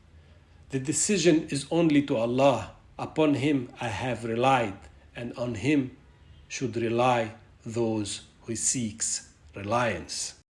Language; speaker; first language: English; non-native, fluent; Arabic